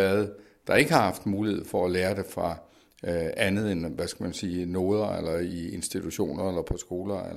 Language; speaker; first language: Danish; native; Danish